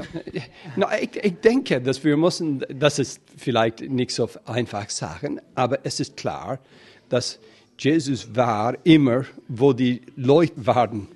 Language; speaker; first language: German; non-native, fluent; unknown